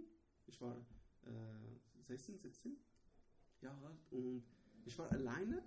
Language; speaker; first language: German; non-native, learner; Persian